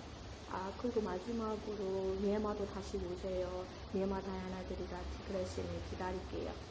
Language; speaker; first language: Korean; non-native, fluent; Burmese